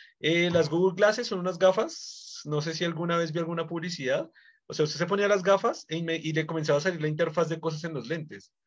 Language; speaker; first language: Spanish; native; Spanish